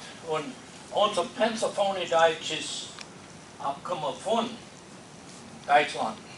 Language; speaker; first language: German; early bilingual, heritage; Pennsylvania German